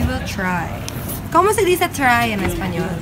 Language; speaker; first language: Spanish; non-native, learner; English